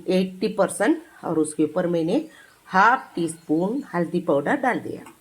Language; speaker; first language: Hindi; non-native, local second language; Malayalam